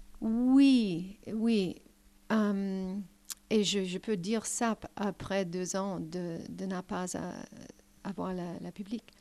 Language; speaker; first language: French; non-native, learner; English